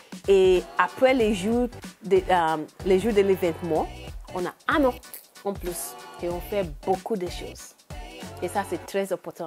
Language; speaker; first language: French; non-native, learner; English